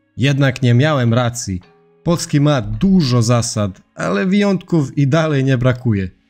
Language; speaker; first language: Polish; non-native, fluent; Serbian